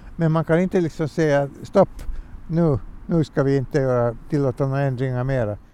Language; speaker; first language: Swedish; native; Swedish